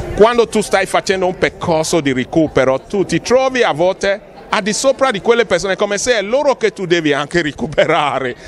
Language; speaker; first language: Italian; non-native, fluent; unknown